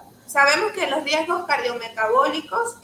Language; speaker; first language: Spanish; native; Spanish